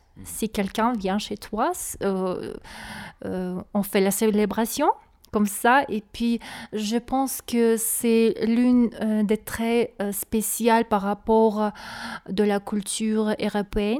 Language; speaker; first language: French; non-native, learner; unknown